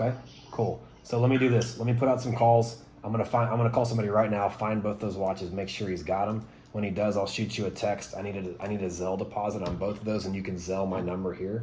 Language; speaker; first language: English; native; English